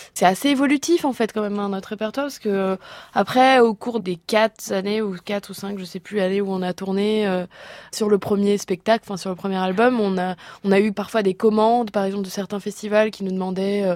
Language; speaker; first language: French; early bilingual, other home language; Portuguese